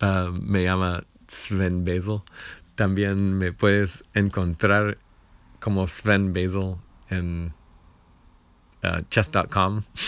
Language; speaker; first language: Spanish; non-native, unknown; English